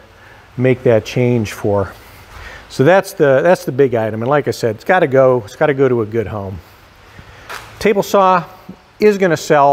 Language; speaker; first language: English; native; English